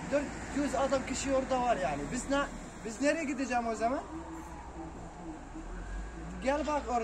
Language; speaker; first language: Turkish; non-native, learner; Arabic